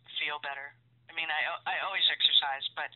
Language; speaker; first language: English; native; English